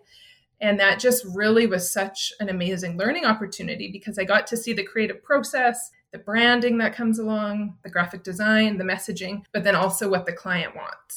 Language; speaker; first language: English; native; English